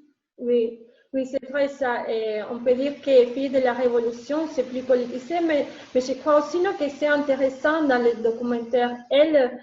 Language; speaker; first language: French; non-native, learner; Spanish